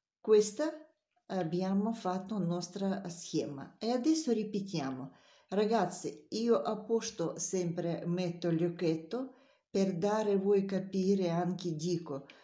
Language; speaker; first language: Italian; non-native, learner; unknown